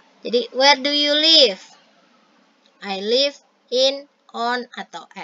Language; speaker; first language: English; non-native, fluent; Indonesian